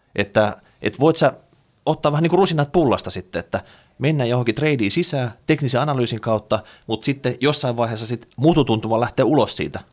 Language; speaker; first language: Finnish; native; Finnish